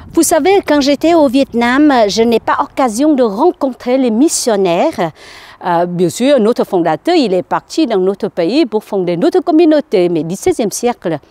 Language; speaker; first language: French; non-native, learner; Vietnamese